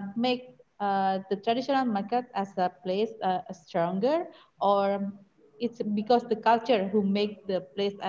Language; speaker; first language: English; non-native, fluent; Indonesian